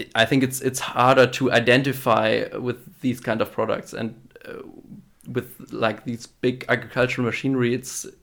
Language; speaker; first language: English; non-native, fluent; German